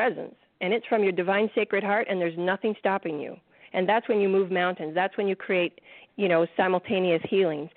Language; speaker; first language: English; native; English